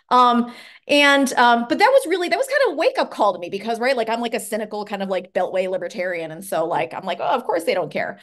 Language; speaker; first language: English; native; English